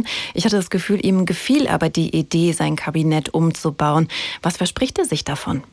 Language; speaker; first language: German; native; German